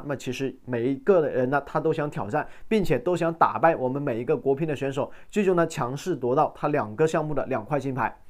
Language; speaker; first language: Chinese; native; Chinese